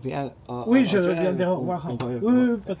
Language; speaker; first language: French; native; French